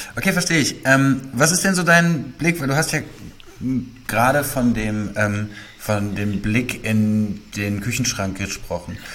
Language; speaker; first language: German; native; German